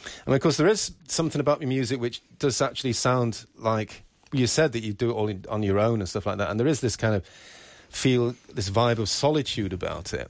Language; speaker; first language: English; native; English